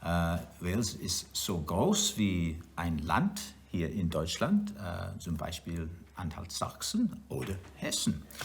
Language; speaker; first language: German; non-native, learner; Welsh